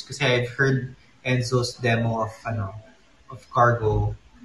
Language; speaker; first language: English; non-native, local second language; Filipino